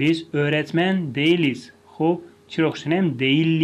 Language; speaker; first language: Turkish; non-native, fluent; Tajik